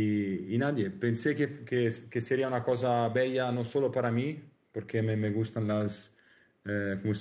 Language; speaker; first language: Spanish; non-native, learner; Italian